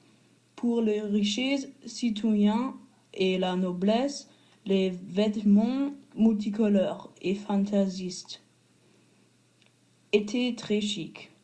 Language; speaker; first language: French; non-native, learner; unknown